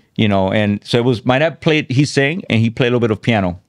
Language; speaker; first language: English; native; English